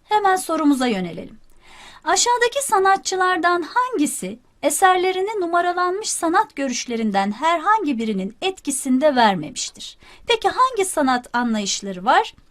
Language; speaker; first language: Turkish; native; Turkish